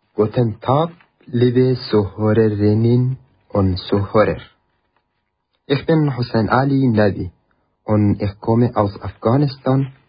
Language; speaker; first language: German; non-native, learner; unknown